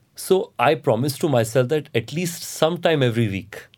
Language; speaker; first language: English; non-native, local second language; Hindi